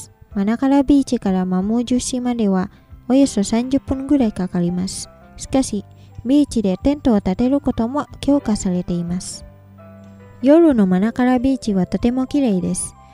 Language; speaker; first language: Japanese; non-native, fluent; Indonesian